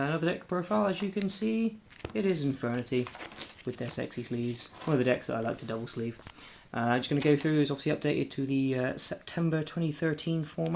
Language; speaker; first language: English; native; English